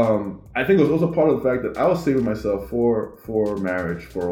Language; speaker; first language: English; non-native, local second language; Igbo